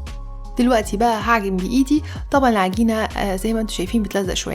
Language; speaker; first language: Arabic; native; Arabic